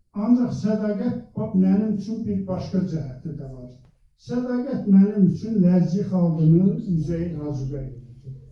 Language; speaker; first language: Azerbaijani; native; Azerbaijani